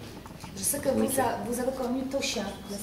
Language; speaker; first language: French; non-native, fluent; Polish